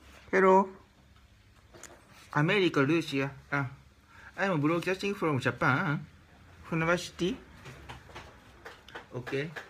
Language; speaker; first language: English; non-native, learner; Japanese